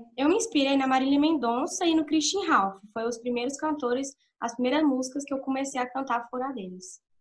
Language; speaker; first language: Portuguese; native; Portuguese